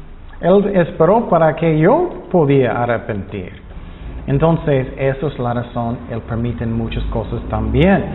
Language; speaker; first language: Spanish; non-native, fluent; English